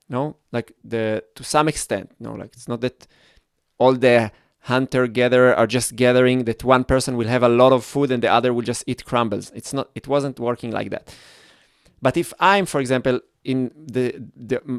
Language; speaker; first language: English; non-native, fluent; Hebrew